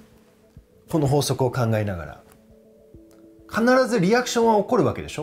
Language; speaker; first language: Japanese; non-native, fluent; English